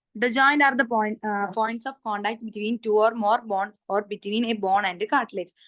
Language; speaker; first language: English; non-native, local second language; Malayalam